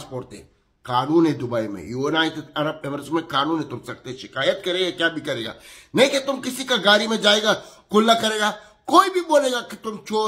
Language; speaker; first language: Hindi; non-native, learner; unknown